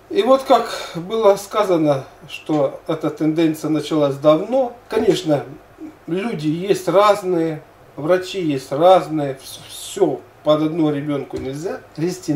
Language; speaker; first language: Russian; native; Russian